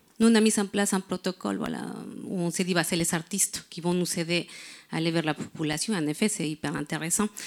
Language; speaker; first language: French; non-native, fluent; Spanish